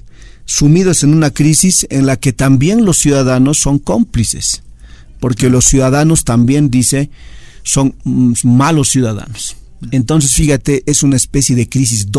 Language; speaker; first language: Spanish; native; Spanish